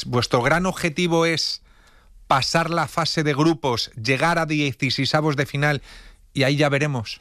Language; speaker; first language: Spanish; non-native, learner; Portuguese